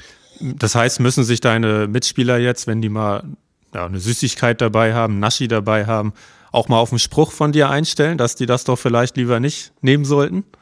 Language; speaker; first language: German; native; German